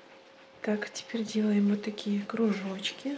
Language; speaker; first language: Russian; native; Russian